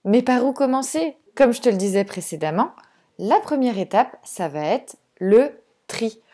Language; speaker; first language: French; native; French